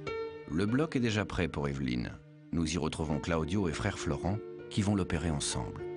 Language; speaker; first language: French; native; French